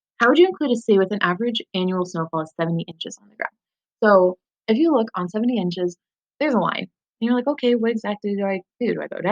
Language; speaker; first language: English; native; English